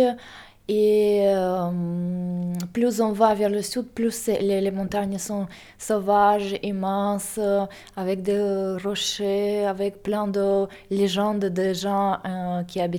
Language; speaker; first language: French; non-native, fluent; Russian